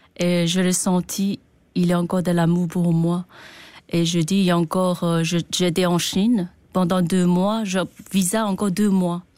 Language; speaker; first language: French; non-native, learner; Chinese